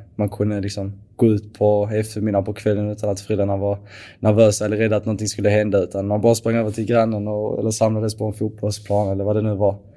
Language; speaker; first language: Swedish; native; Swedish